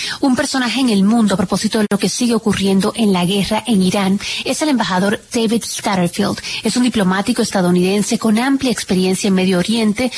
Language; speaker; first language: Spanish; native; Spanish